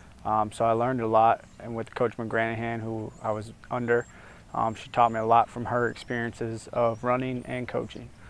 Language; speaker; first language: English; native; English